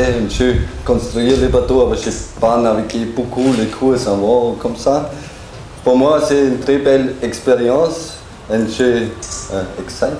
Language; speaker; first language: French; non-native, learner; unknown